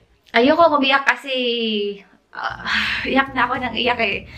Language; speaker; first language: Filipino; native; Filipino